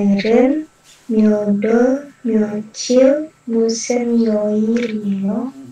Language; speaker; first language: Korean; non-native, learner; Indonesian